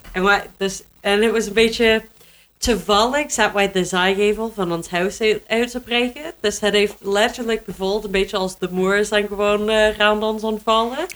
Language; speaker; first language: Dutch; non-native, learner; English